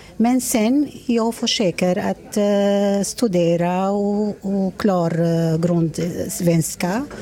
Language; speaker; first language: Swedish; non-native, learner; Arabic